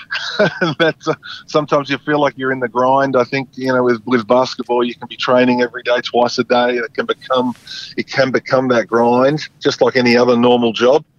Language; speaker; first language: English; native; English